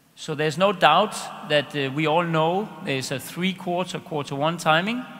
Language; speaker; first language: English; non-native, fluent; Danish